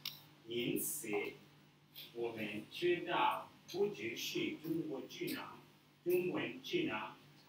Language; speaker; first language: Chinese; non-native, learner; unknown